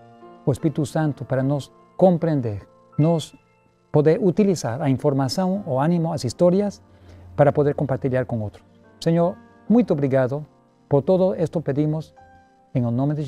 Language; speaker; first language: Portuguese; non-native, learner; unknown